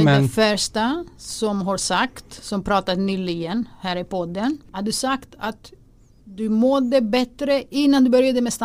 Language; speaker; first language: Swedish; non-native, fluent; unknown